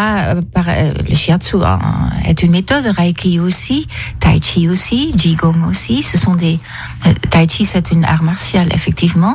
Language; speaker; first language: French; non-native, fluent; Dutch